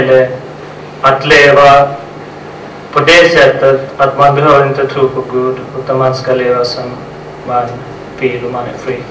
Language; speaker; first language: Swedish; non-native, fluent; Urdu